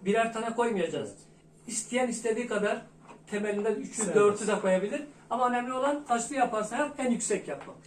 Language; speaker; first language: Turkish; native; Turkish